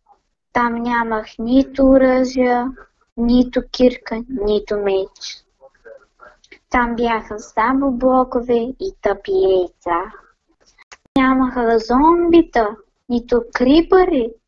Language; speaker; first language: Bulgarian; native; Bulgarian